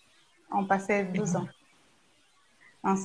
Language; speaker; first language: French; non-native, learner; Portuguese